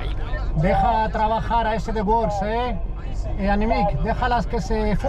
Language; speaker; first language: Spanish; native; Spanish